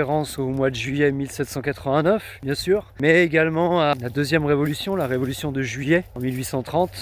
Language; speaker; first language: French; native; French